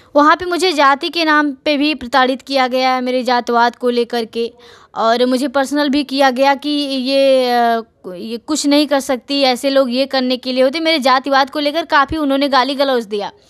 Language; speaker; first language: Hindi; native; Hindi